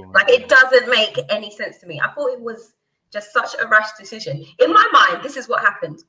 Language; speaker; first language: English; native; English